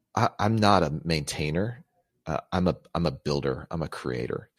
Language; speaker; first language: English; native; English